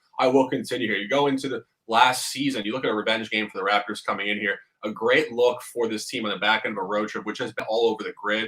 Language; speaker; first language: English; native; English